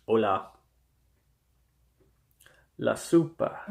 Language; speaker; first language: Spanish; non-native, learner; English